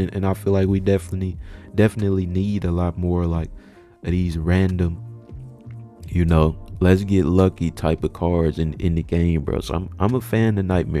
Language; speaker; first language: English; native; English